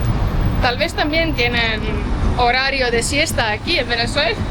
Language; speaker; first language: Spanish; non-native, fluent; Estonian